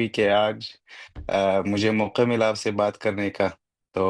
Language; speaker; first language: Urdu; native; Urdu